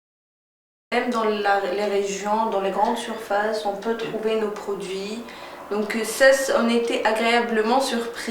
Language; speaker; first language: French; non-native, local second language; Arabic